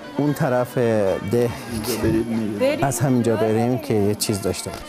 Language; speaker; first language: Persian; native; Persian